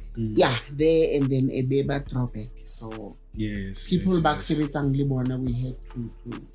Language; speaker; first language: English; non-native, local second language; Southern Sotho